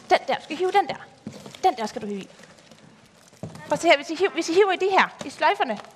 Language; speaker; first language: Danish; native; Danish